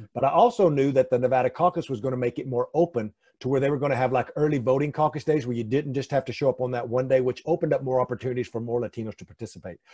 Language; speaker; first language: English; native; English